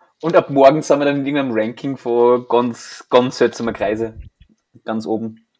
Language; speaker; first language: German; native; German